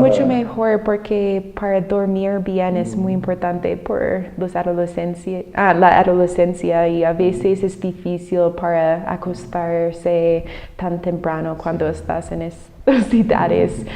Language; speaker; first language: Spanish; non-native, fluent; English